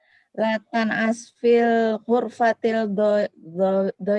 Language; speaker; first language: Arabic; non-native, learner; Indonesian